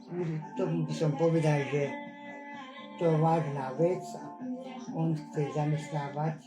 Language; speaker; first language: Slovak; non-native, local second language; Hungarian